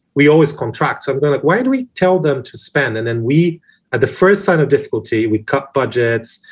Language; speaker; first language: English; non-native, fluent; Portuguese